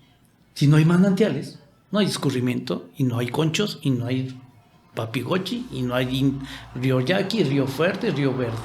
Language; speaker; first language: Spanish; native; Spanish